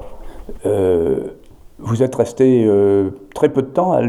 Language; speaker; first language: French; native; French